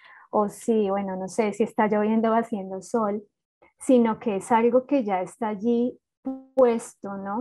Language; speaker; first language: Spanish; native; Spanish